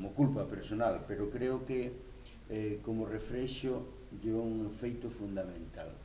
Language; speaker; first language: Spanish; native; Spanish